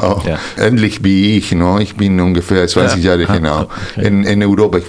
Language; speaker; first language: German; non-native, fluent; Spanish